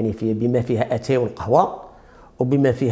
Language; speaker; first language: Arabic; native; Arabic